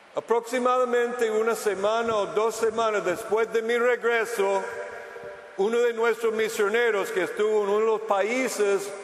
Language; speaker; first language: Spanish; non-native, fluent; English